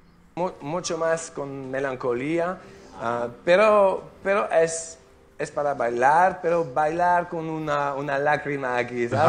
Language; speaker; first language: Spanish; non-native, learner; French